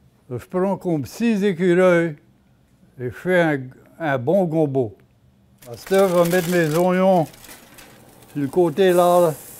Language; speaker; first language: French; native; French